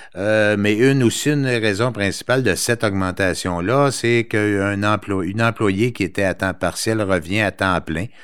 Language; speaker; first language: French; native; French